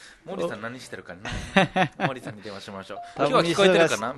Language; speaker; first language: Japanese; native; Japanese